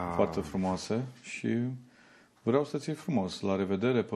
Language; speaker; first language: Romanian; native; Romanian